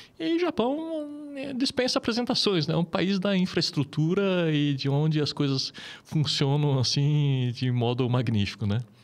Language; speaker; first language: Portuguese; native; Portuguese